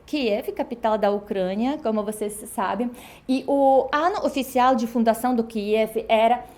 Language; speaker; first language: Portuguese; non-native, fluent; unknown